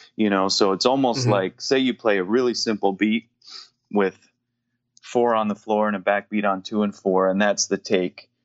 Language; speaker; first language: English; native; English